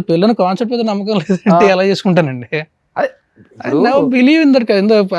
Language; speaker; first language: Telugu; native; Telugu